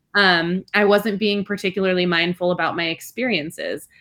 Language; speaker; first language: English; early bilingual, other home language; Spanish